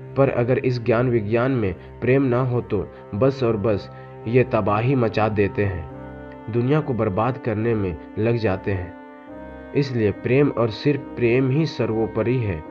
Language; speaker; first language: Hindi; native; Hindi